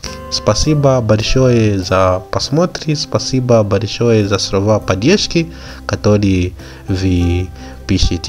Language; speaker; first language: Russian; non-native, learner; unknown